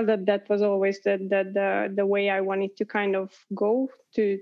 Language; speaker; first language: English; non-native, fluent; Hungarian